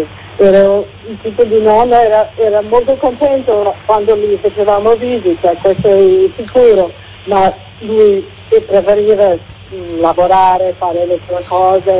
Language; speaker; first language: Italian; early bilingual, heritage; English